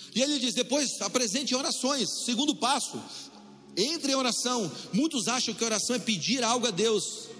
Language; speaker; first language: Portuguese; native; Portuguese